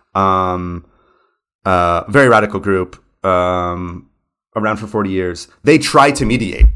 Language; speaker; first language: English; native; English